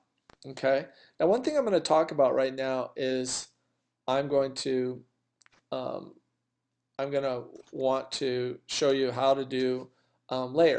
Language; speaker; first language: English; native; English